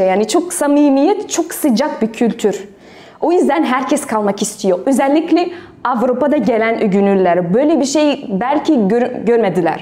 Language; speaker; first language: Turkish; non-native, learner; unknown